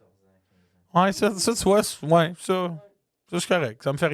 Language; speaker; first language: French; native; French